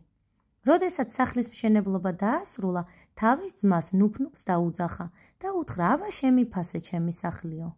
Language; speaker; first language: Georgian; native; Georgian